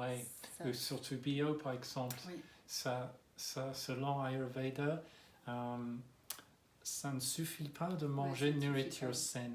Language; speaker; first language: French; non-native, fluent; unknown